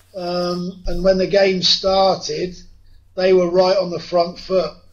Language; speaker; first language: English; native; English